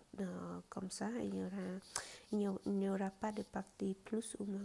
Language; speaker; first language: French; non-native, fluent; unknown